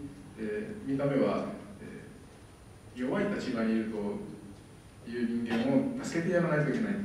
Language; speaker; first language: Japanese; non-native, fluent; Spanish